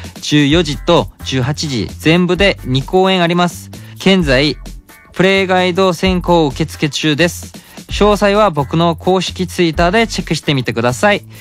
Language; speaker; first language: Japanese; non-native, fluent; Korean